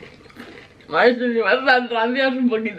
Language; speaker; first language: Spanish; native; Spanish